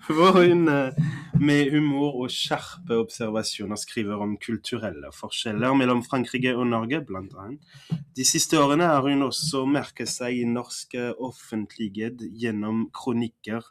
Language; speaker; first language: Norwegian; non-native, fluent; French